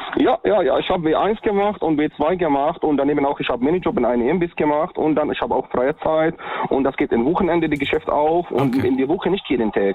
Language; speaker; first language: German; non-native, learner; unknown